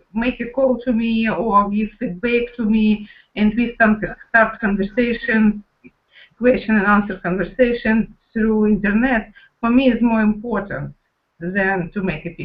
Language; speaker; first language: English; non-native, learner; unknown